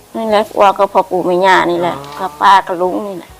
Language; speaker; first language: Lao; non-native, learner; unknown